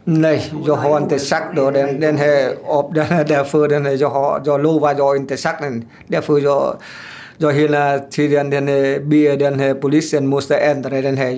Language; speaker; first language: Swedish; non-native, learner; Vietnamese